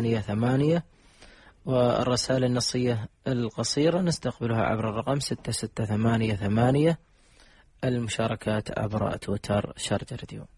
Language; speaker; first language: Arabic; native; Arabic